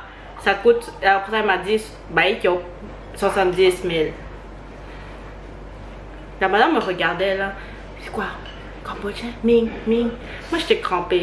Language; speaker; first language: French; early bilingual, other home language; Vietnamese